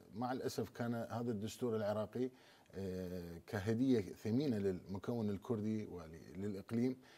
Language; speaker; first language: Arabic; non-native, local second language; Turkmen